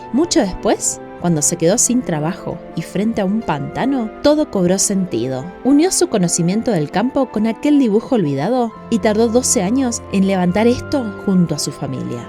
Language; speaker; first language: Spanish; native; Spanish